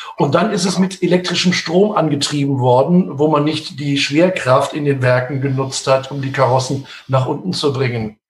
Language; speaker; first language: German; native; German